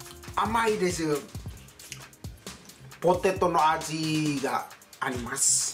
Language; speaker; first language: Japanese; non-native, learner; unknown